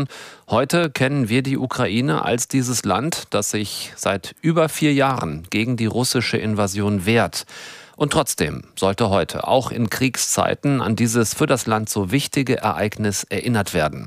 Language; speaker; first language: German; native; German